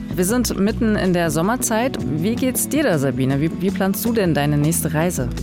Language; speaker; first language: German; native; German